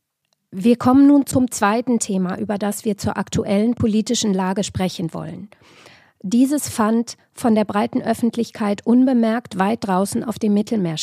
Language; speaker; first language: German; native; German